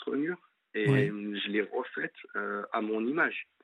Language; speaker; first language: French; native; French